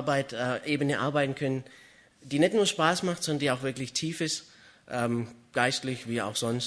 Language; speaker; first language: German; native; German